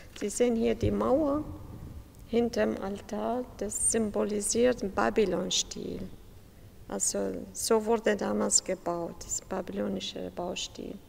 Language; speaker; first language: German; non-native, fluent; Syriac